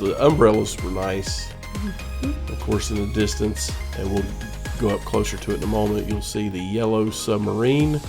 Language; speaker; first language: English; native; English